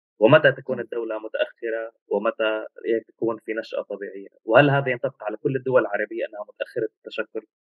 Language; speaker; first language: Arabic; native; Arabic